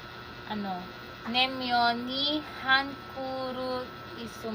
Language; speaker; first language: Korean; non-native, learner; Filipino